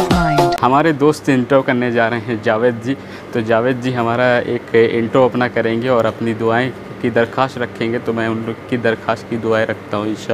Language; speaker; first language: Hindi; native; Hindi